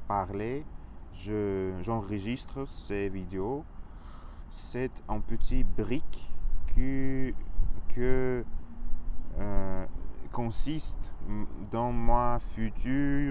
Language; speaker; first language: French; non-native, learner; Russian